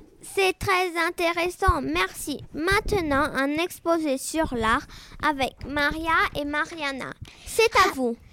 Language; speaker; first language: French; non-native, learner; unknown